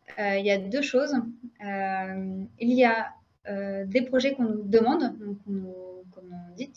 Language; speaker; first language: French; native; French